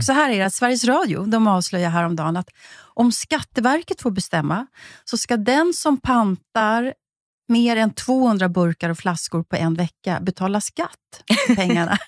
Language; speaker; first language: Swedish; native; Swedish